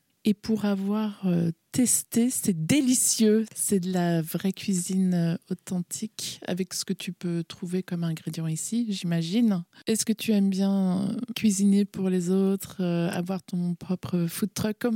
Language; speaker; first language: French; native; French